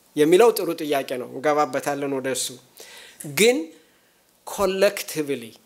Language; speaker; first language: English; non-native, local second language; Amharic